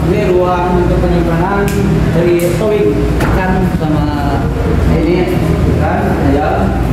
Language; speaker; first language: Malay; non-native, local second language; Sundanese